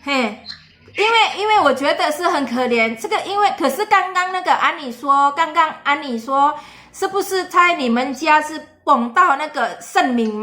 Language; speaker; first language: Chinese; non-native, fluent; Indonesian